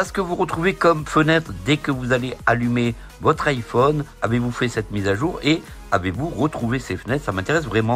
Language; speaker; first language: French; native; French